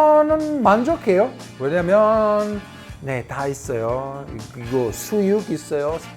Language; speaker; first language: Korean; non-native, learner; Italian